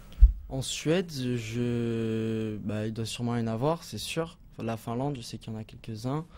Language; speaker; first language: French; native; French